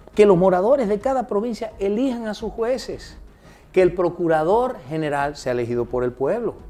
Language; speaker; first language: Spanish; early bilingual, heritage; Spanish